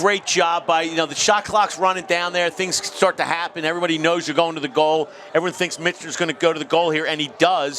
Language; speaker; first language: English; native; English